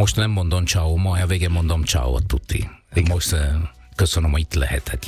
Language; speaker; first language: Hungarian; non-native, learner; Italian